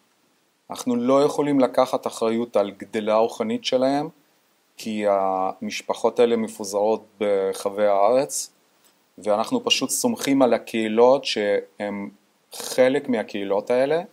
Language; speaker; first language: Hebrew; non-native, fluent; Russian